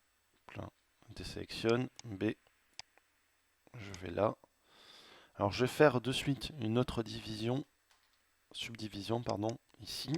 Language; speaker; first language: French; native; French